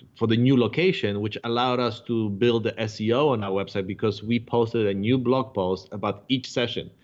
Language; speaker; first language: English; non-native, fluent; Polish